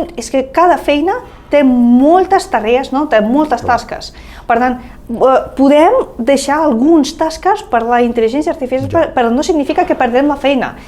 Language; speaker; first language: Catalan; non-native, fluent; Ukrainian